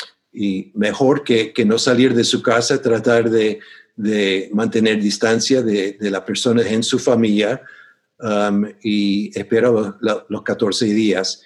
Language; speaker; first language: Spanish; non-native, fluent; English